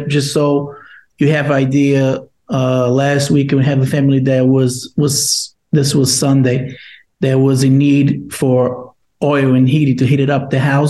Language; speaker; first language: English; non-native, fluent; Portuguese